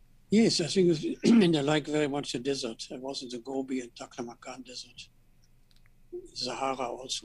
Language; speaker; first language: English; non-native, fluent; German